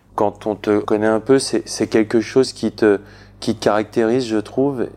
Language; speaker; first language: French; native; French